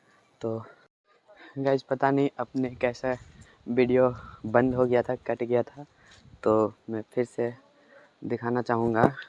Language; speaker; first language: Hindi; non-native, local second language; Magahi